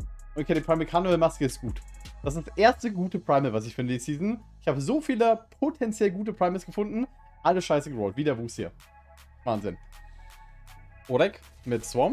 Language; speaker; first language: German; native; German